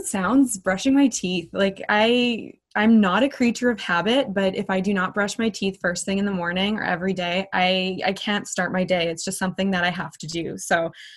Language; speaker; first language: English; native; English